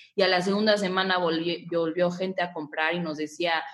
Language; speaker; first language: Spanish; native; Spanish